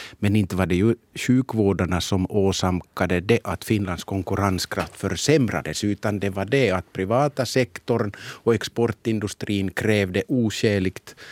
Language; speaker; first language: Swedish; native; Swedish